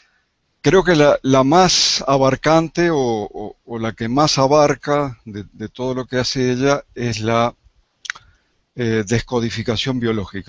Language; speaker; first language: Spanish; native; Spanish